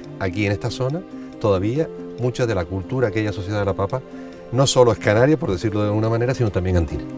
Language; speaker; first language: Spanish; native; Spanish